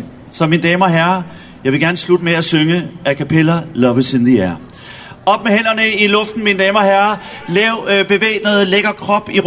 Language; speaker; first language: Danish; native; Danish